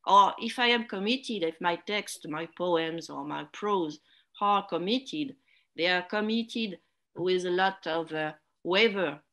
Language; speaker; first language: English; non-native, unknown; French